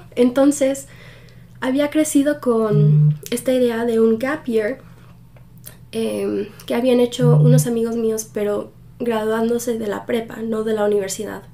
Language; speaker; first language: Spanish; early bilingual, heritage; Spanish